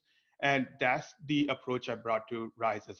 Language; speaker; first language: English; non-native, local second language; Hindi